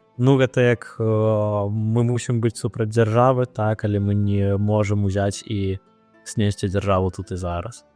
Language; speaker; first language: Belarusian; non-native, local second language; Russian